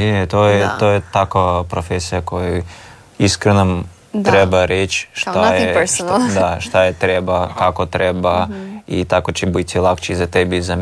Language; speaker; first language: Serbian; non-native, learner; Russian